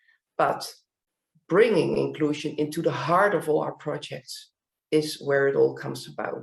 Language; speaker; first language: English; non-native, fluent; Dutch